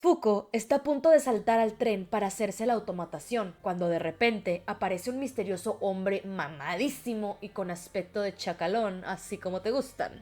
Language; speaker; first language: Spanish; native; Spanish